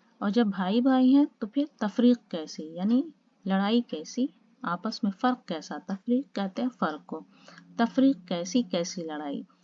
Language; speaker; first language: Urdu; native; Urdu